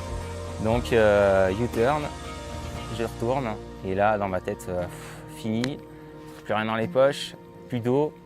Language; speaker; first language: French; native; French